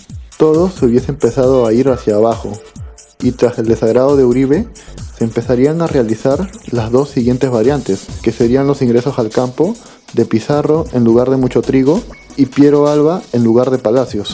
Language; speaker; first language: Spanish; native; Spanish